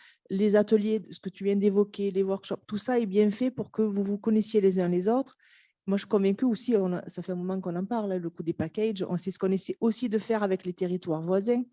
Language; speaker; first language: French; native; French